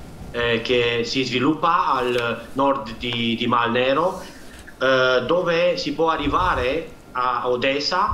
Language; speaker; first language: Italian; non-native, fluent; Romanian